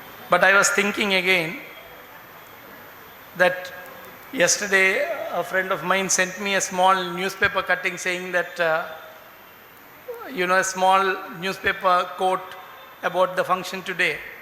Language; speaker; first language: English; non-native, local second language; Malayalam